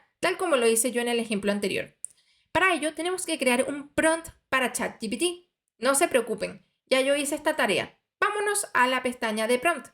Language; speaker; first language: Spanish; native; Spanish